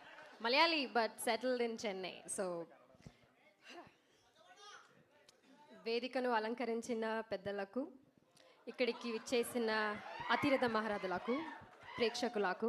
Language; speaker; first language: Telugu; non-native, learner; Malayalam